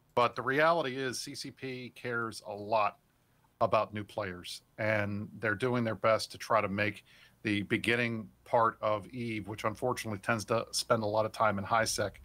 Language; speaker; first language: English; native; English